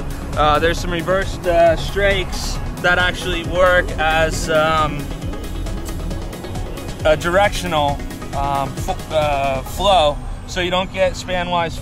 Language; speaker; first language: English; native; English